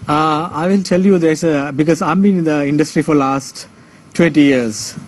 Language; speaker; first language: English; non-native, local second language; Sinhala